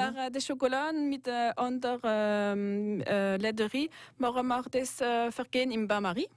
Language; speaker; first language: German; non-native, local second language; French